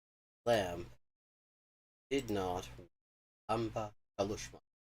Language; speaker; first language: Turkish; non-native, learner; English